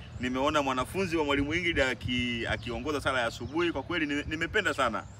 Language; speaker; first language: Swahili; native; Swahili